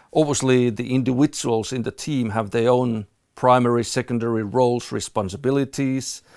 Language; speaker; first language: English; non-native, fluent; Finnish